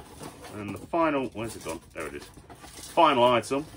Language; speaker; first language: English; native; English